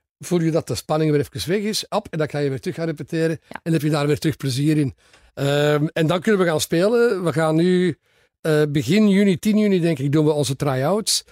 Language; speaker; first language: Dutch; native; Dutch